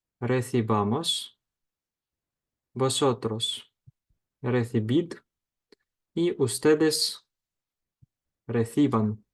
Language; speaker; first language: Spanish; non-native, fluent; Ukrainian